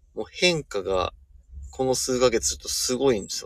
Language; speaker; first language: Japanese; native; Japanese